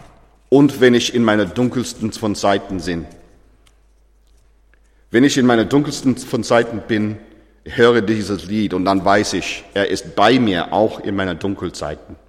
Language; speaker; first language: German; non-native, fluent; English